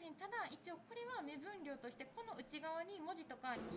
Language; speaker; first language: Japanese; native; Japanese